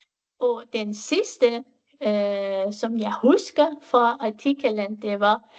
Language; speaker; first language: Danish; non-native, fluent; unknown